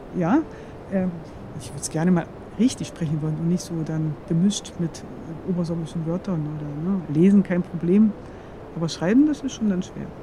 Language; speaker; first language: German; non-native, local second language; Upper Sorbian